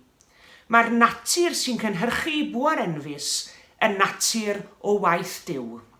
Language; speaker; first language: Welsh; native; Welsh